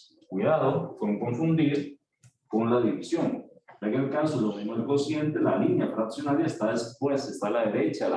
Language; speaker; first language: Spanish; native; Spanish